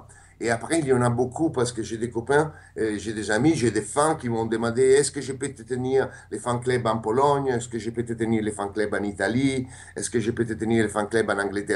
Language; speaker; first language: French; non-native, fluent; Italian